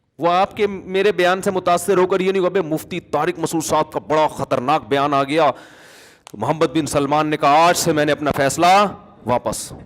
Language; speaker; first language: Urdu; native; Urdu